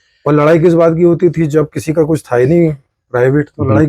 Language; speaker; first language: Hindi; native; Hindi